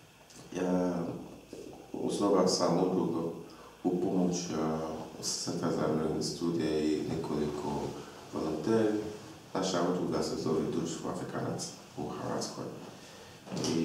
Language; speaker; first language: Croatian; non-native, learner; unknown